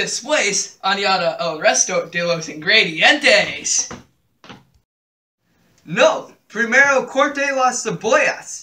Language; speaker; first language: Spanish; non-native, learner; English